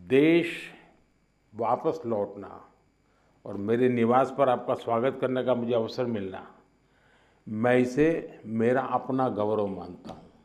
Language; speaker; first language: Hindi; non-native, local second language; Gujarati